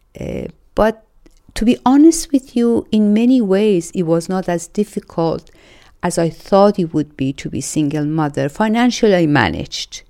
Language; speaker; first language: English; non-native, fluent; Persian